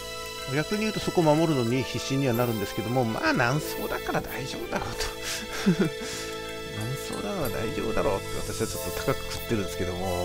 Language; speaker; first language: Japanese; native; Japanese